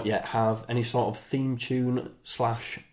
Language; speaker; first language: English; native; English